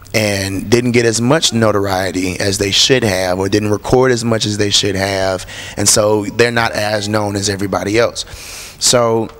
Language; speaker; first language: English; native; English